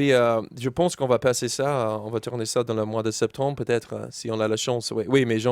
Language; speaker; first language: French; non-native, fluent; English